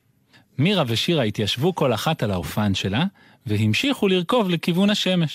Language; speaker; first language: Hebrew; native; Hebrew